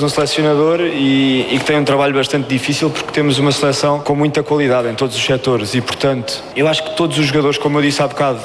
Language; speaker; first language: Portuguese; native; Portuguese